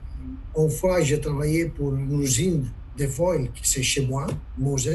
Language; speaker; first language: French; non-native, learner; Italian